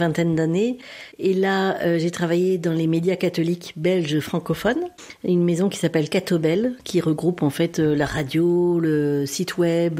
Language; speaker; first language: French; native; French